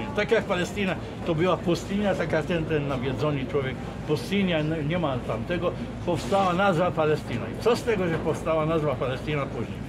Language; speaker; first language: Polish; non-native, fluent; Arabic